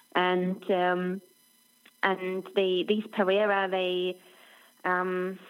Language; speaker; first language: English; non-native, fluent; German